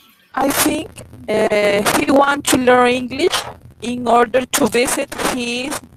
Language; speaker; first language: English; non-native, learner; Spanish